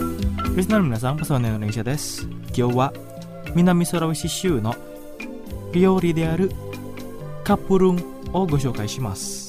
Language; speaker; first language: Japanese; non-native, fluent; Indonesian